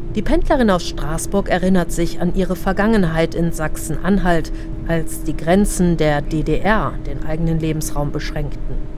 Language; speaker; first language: German; native; German